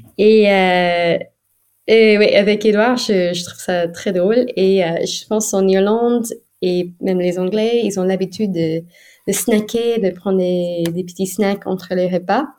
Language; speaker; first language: French; non-native, fluent; English